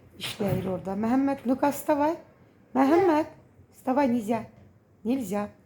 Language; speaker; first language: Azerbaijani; native; Azerbaijani